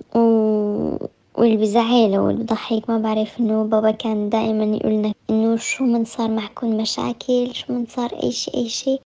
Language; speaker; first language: Arabic; early bilingual, heritage; French